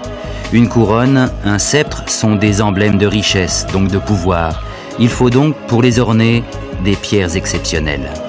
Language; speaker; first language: French; native; French